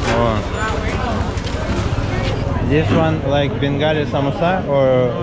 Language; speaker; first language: English; non-native, learner; Russian